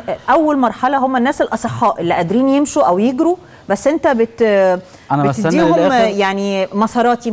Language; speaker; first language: Arabic; native; Arabic